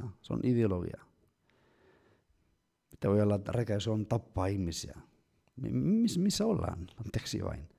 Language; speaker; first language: Finnish; non-native, fluent; Spanish